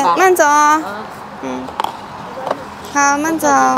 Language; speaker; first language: Chinese; non-native, fluent; Indonesian